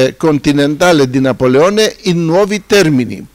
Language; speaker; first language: Italian; non-native, fluent; Greek